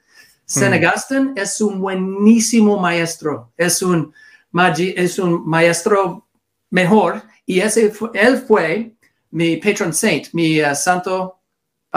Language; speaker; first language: Spanish; non-native, learner; English